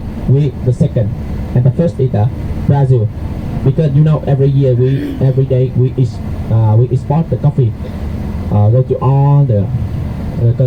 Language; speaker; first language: English; non-native, learner; Vietnamese